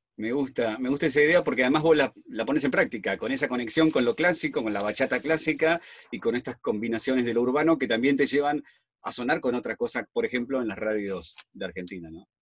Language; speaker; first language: Spanish; native; Spanish